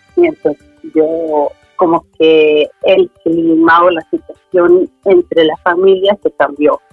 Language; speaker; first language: Spanish; early bilingual, other home language; Swedish